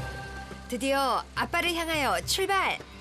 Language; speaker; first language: Korean; native; Korean